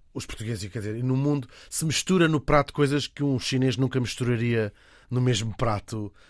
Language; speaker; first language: Portuguese; native; Portuguese